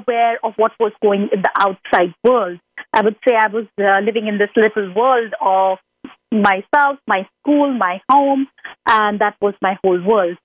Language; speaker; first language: English; non-native, local second language; Hindi